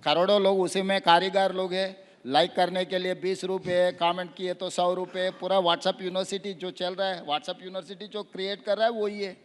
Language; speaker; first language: Hindi; non-native, local second language; Telugu